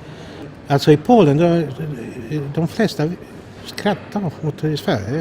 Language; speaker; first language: Swedish; non-native, fluent; Polish